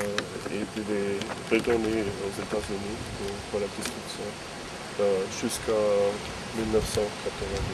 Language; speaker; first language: French; non-native, fluent; German